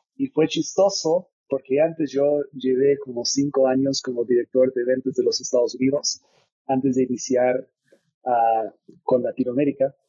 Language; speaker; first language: Spanish; non-native, fluent; English